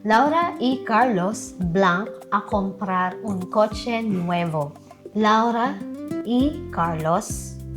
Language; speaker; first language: Spanish; non-native, learner; Filipino